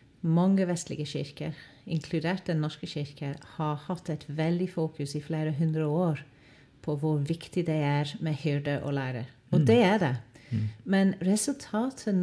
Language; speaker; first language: Norwegian; non-native, fluent; English